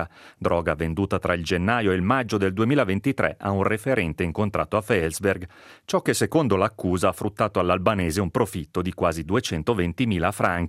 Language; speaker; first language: Italian; native; Italian